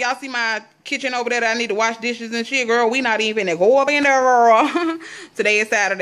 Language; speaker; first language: English; native; English